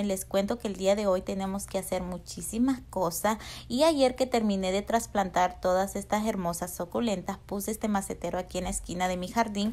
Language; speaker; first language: Spanish; native; Spanish